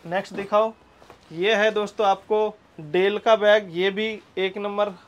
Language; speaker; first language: Hindi; non-native, local second language; Marathi